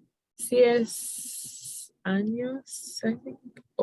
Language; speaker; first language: Spanish; non-native, learner; English